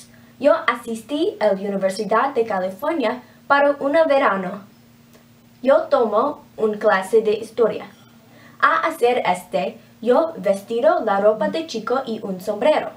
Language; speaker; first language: Spanish; non-native, learner; English